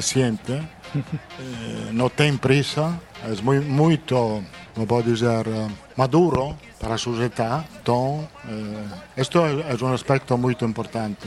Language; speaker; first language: Spanish; non-native, fluent; Italian